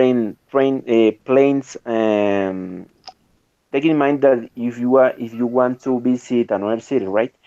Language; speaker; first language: English; non-native, learner; Spanish